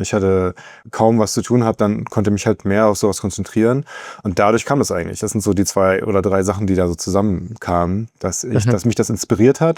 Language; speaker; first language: German; native; German